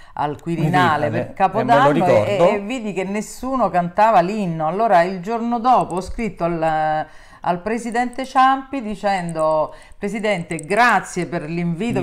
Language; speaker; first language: Italian; native; Italian